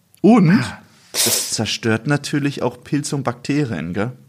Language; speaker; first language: German; native; German